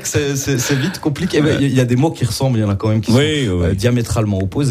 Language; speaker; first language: French; native; French